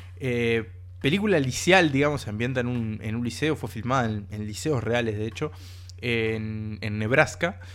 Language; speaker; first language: Spanish; native; Spanish